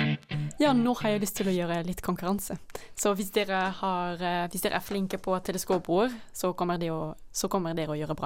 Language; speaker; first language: Norwegian; non-native, fluent; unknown